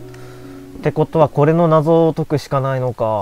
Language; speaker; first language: Japanese; native; Japanese